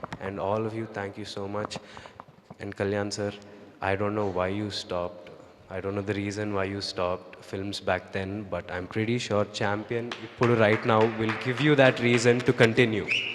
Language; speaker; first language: English; non-native, local second language; Telugu